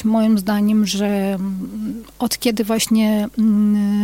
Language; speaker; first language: Polish; non-native, fluent; Ukrainian